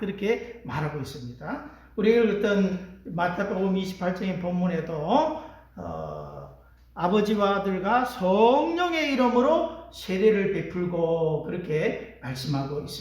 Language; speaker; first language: Korean; native; Korean